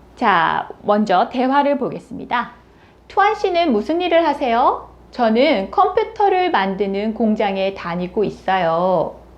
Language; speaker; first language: Korean; native; Korean